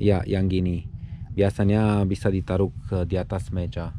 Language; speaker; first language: Indonesian; non-native, learner; Romanian